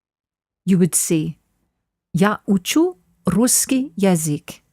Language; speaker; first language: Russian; non-native, fluent; English